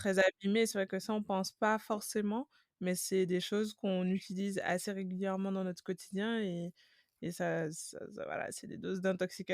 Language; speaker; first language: French; native; French